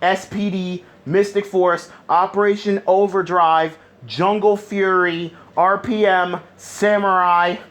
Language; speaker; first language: English; native; English